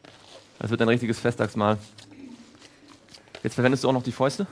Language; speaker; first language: German; native; German